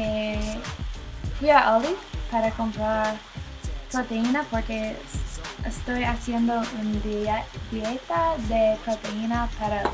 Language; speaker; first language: Spanish; non-native, learner; English